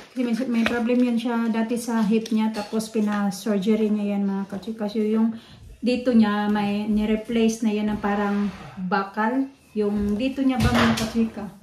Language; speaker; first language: Filipino; non-native, local second language; Cebuano